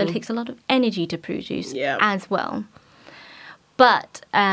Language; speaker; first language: English; native; English